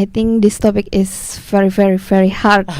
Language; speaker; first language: English; non-native, learner; Indonesian